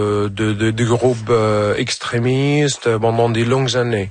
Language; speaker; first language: French; non-native, fluent; Arabic